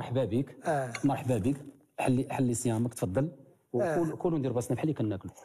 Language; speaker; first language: Arabic; native; Arabic